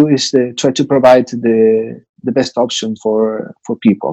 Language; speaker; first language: English; non-native, fluent; Spanish